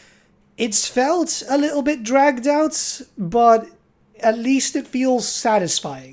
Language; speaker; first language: English; native; English